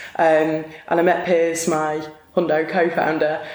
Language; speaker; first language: English; native; English